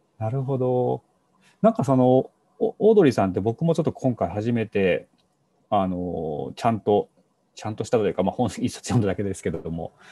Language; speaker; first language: Japanese; native; Japanese